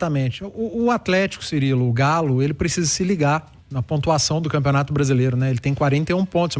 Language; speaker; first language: Portuguese; native; Portuguese